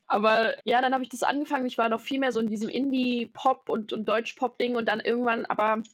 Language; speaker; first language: German; native; German